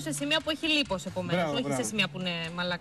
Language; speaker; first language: Greek; native; Greek